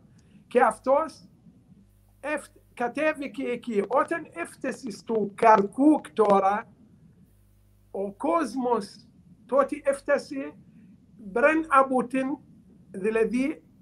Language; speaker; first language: Greek; non-native, learner; Arabic